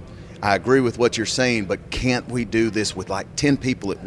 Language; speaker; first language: English; native; English